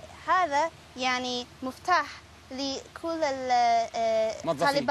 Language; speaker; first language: Arabic; non-native, learner; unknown